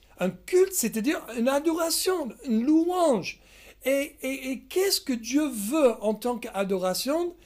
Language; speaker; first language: French; non-native, fluent; English